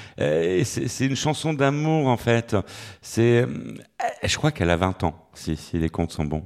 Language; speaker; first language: French; native; French